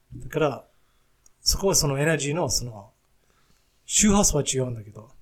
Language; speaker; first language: Japanese; non-native, fluent; English